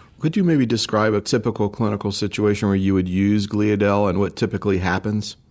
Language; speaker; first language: English; native; English